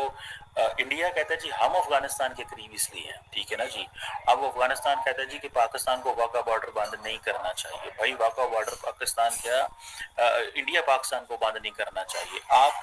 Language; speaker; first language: Hindi; native; Hindi